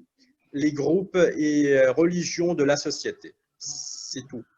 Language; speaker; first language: French; non-native, learner; Arabic